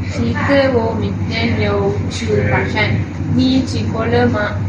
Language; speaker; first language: Chinese; non-native, learner; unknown